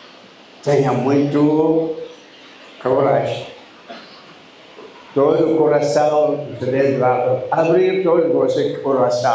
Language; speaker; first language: Portuguese; non-native, learner; Lingala